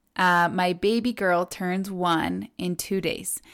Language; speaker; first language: English; early bilingual, other home language; Spanish